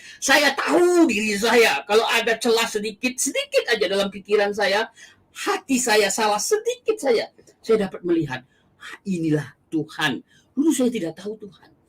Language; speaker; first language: Indonesian; non-native, local second language; Achinese